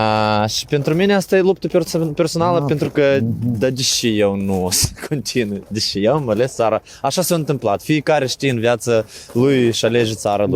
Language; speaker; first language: Romanian; non-native, learner; Ukrainian